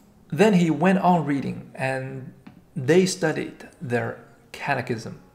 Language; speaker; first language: English; non-native, fluent; Chinese